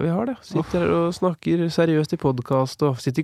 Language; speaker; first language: Norwegian; native; Norwegian